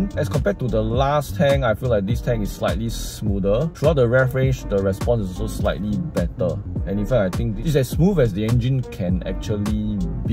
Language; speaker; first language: English; native; English